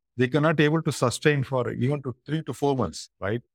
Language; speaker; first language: English; non-native, local second language; Tamil